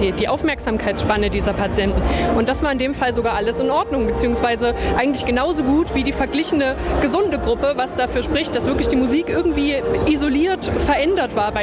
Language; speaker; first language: German; native; German